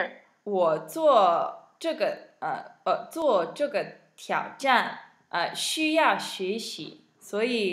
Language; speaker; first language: Chinese; non-native, learner; English